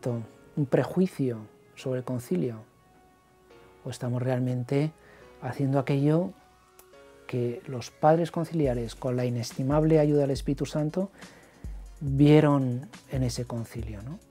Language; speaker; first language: Spanish; native; Spanish